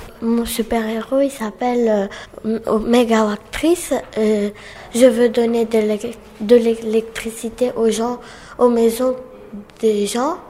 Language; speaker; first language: French; non-native, learner; Romanian